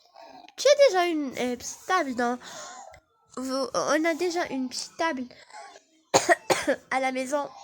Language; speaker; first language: French; non-native, learner; Arabic